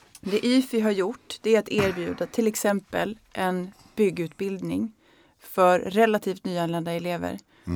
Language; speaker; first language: Swedish; native; Swedish